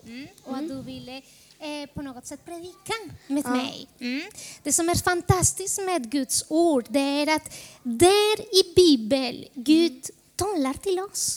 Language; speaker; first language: Swedish; non-native, fluent; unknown